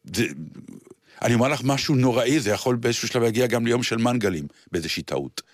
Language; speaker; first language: Hebrew; native; Hebrew